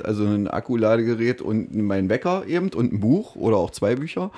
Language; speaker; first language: German; native; German